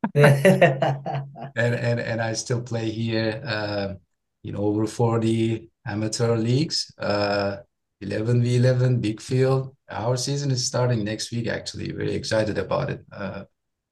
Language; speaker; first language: English; non-native, fluent; Turkish